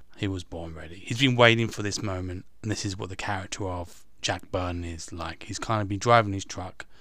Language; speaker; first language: English; native; English